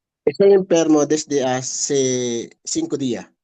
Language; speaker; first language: Spanish; non-native, learner; Filipino